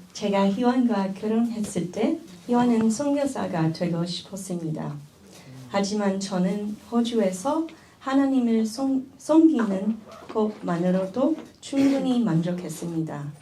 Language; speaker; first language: Korean; early bilingual, other home language; Chinese